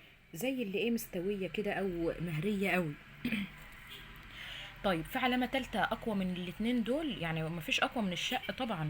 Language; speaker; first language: Arabic; native; Arabic